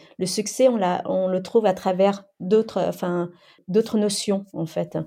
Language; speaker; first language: French; early bilingual, other home language; Khmer